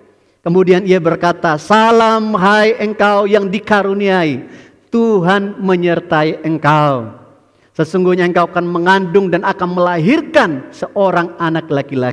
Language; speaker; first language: Indonesian; native; Indonesian